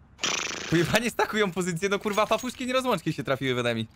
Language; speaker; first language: Polish; native; Polish